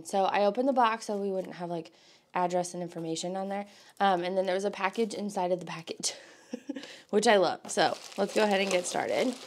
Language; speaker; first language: English; native; English